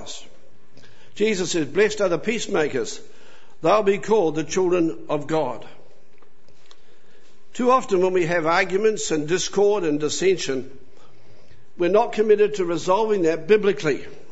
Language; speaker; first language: English; native; English